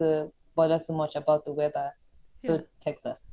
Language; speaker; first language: English; non-native, local second language; Yoruba